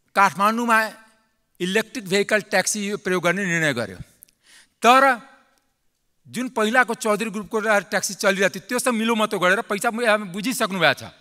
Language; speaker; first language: Nepali; non-native, local second language; Maithili